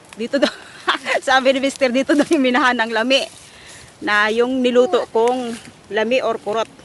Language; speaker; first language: Filipino; non-native, local second language; Cebuano